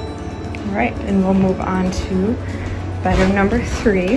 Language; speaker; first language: English; native; English